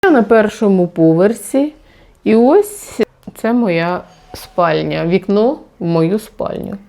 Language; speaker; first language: Ukrainian; native; Ukrainian